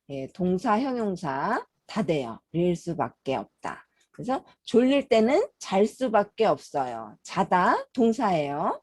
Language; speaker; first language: Korean; native; Korean